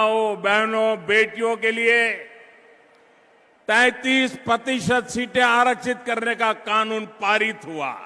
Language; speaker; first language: Hindi; non-native, local second language; Gujarati